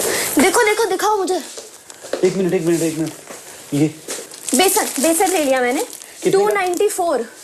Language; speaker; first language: Hindi; native; Hindi